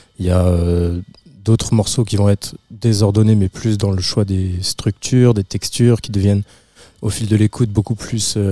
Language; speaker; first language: French; native; French